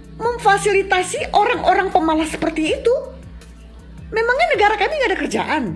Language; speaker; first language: Indonesian; native; Indonesian